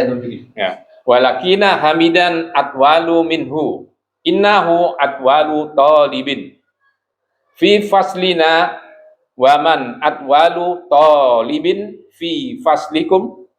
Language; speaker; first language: Arabic; non-native, learner; Indonesian